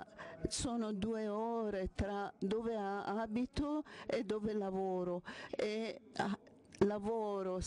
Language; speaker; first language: Italian; non-native, fluent; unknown